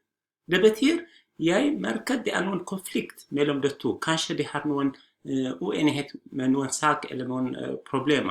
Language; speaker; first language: Norwegian; non-native, learner; Tigrinya